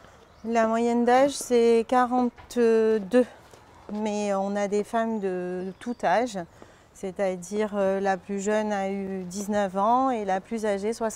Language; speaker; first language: French; native; French